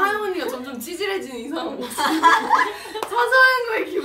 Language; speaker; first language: Korean; native; Korean